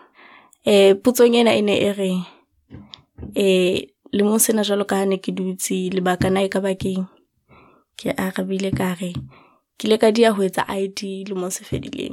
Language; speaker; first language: English; non-native, local second language; Southern Sotho